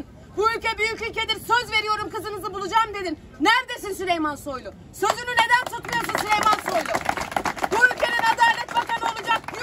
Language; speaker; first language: Turkish; native; Turkish